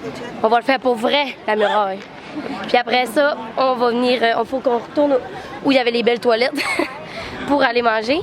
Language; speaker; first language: French; native; French